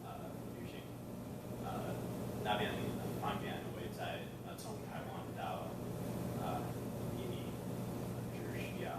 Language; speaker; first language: Chinese; non-native, fluent; English